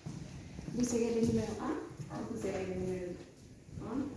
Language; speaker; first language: French; non-native, learner; Spanish